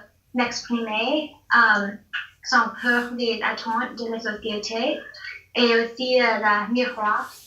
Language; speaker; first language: French; non-native, learner; English